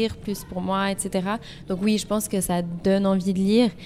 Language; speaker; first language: French; native; French